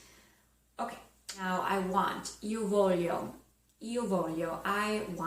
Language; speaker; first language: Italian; non-native, fluent; English